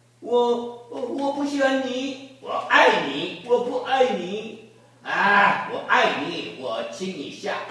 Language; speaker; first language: Chinese; non-native, learner; Korean